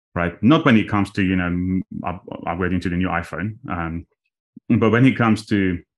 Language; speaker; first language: English; non-native, fluent; Armenian